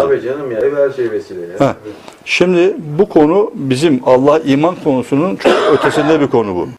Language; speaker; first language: Turkish; native; Turkish